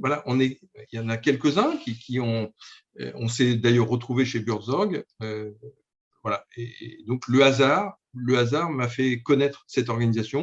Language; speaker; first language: French; native; French